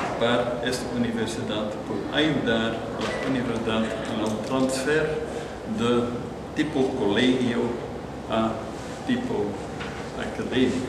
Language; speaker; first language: Spanish; non-native, fluent; Dutch